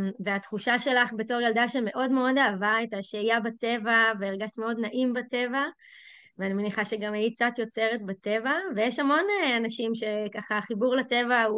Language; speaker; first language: Hebrew; native; Hebrew